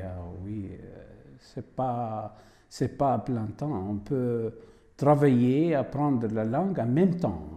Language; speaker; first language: French; non-native, fluent; Arabic